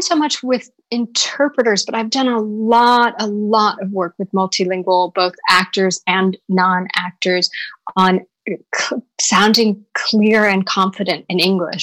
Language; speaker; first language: English; native; English